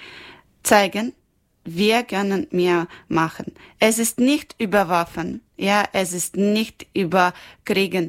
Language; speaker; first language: German; non-native, learner; Ukrainian